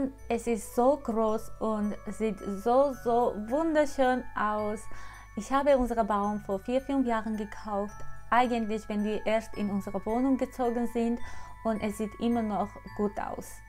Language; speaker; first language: German; non-native, fluent; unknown